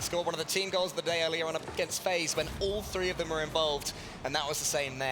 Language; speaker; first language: English; native; English